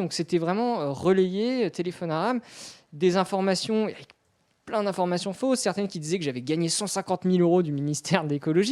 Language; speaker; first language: French; native; French